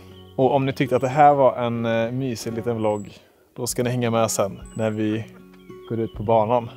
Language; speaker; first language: Swedish; native; Swedish